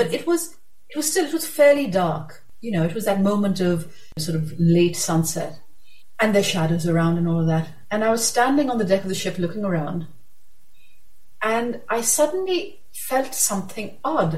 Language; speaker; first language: English; non-native, local second language; Urdu